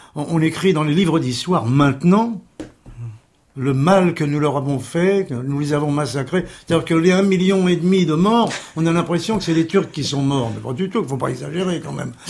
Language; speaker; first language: French; early bilingual, other home language; Armenian